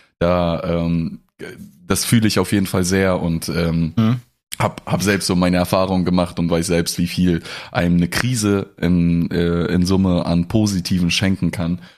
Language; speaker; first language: German; non-native, fluent; Russian